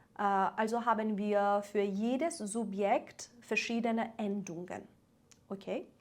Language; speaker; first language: German; non-native, fluent; Persian